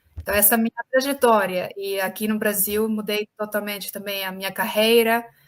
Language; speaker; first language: Portuguese; non-native, fluent; Estonian